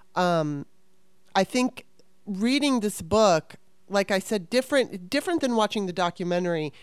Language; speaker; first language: English; native; English